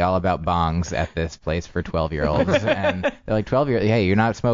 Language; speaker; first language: English; native; English